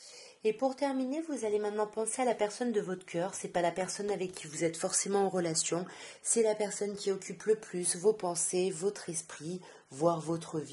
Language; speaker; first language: French; native; French